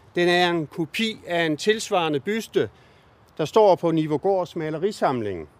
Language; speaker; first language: Danish; native; Danish